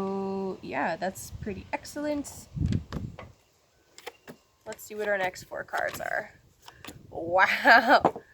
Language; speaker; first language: English; native; English